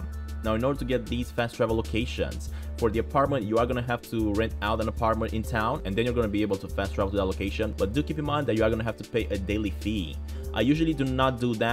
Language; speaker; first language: English; non-native, fluent; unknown